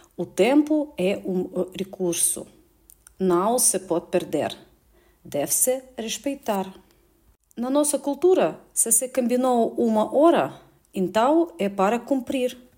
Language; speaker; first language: Portuguese; non-native, fluent; Russian